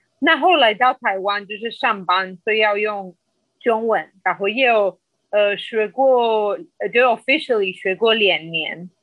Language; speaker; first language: Chinese; non-native, fluent; Spanish